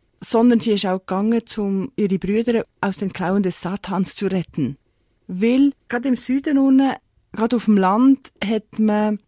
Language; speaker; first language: German; native; German